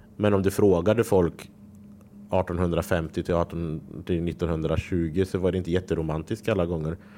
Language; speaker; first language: Swedish; native; Swedish